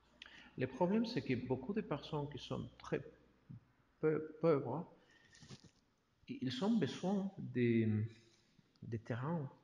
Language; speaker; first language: French; non-native, learner; Spanish